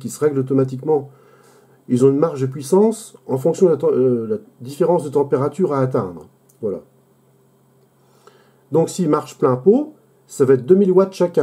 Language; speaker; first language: French; native; French